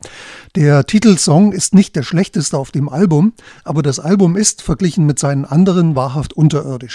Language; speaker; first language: German; native; German